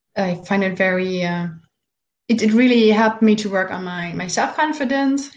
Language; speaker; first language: English; non-native, fluent; German